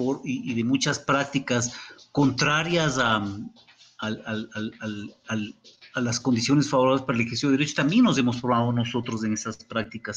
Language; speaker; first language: Spanish; native; Spanish